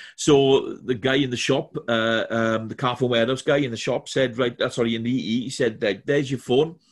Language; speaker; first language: English; native; English